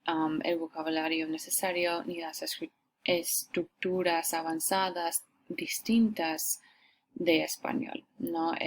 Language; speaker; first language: Spanish; non-native, fluent; English